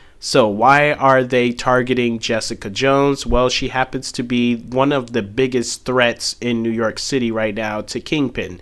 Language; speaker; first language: English; native; English